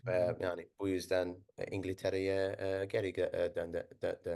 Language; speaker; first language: Turkish; non-native, learner; Arabic